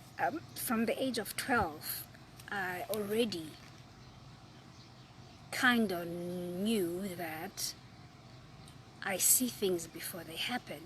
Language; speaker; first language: English; non-native, local second language; Zulu